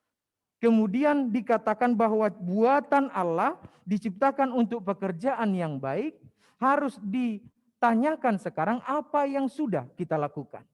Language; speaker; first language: Indonesian; native; Indonesian